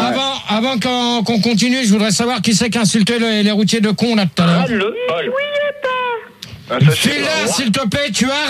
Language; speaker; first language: French; native; French